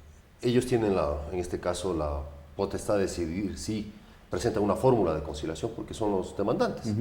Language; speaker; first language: Spanish; native; Spanish